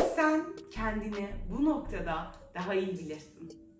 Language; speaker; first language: Turkish; non-native, fluent; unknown